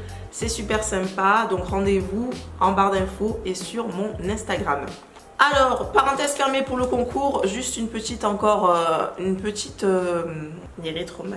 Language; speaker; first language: French; native; French